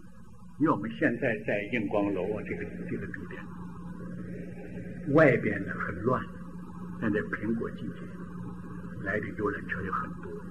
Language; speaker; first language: Chinese; native; Chinese